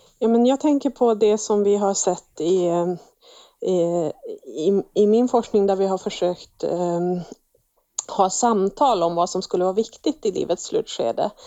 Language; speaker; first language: Swedish; native; Swedish